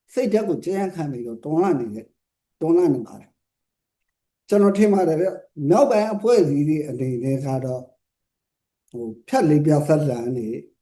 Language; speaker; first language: Burmese; non-native, local second language; S'gaw Karen